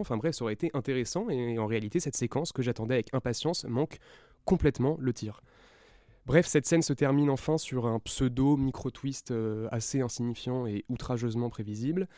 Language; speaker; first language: French; native; French